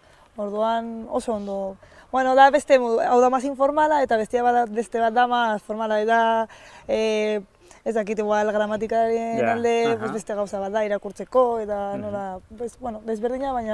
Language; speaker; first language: Basque; non-native, local second language; Spanish